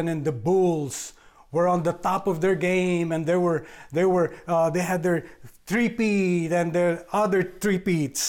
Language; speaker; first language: English; non-native, local second language; Filipino